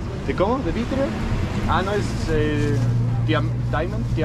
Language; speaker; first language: Spanish; non-native, learner; Danish